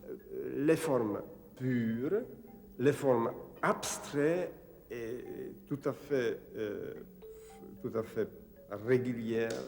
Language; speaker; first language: French; non-native, fluent; Czech